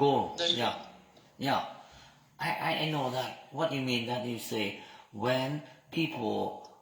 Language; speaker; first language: English; non-native, learner; Vietnamese